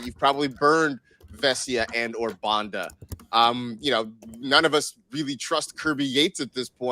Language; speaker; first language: English; native; English